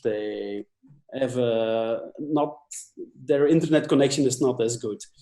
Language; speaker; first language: English; non-native, fluent; Dutch